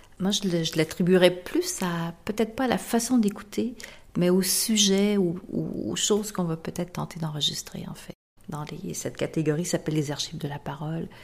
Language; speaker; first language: French; native; French